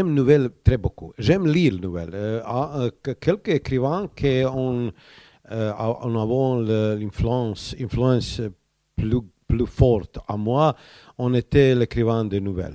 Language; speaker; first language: French; non-native, learner; Croatian